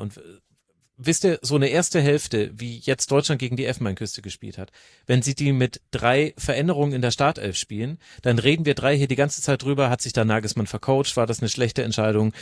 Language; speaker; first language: German; native; German